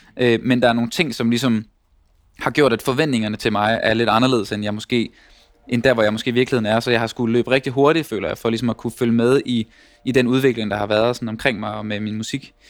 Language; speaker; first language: Danish; native; Danish